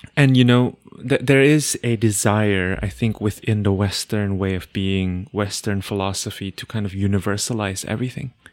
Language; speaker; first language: English; non-native, fluent; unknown